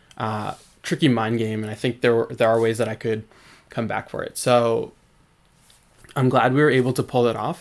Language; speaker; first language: English; native; English